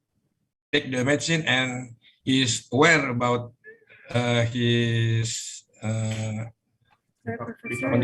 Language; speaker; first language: English; non-native, learner; Indonesian